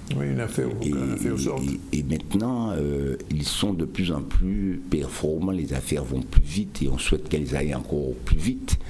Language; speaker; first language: French; native; French